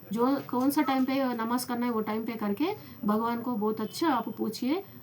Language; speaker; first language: Hindi; non-native, local second language; Telugu